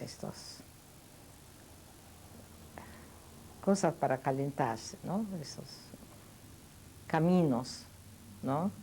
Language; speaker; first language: Spanish; non-native, fluent; Yiddish